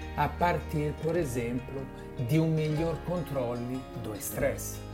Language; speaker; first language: Portuguese; non-native, fluent; Italian